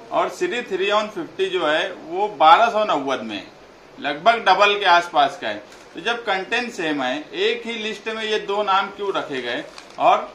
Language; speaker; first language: Hindi; non-native, local second language; Urdu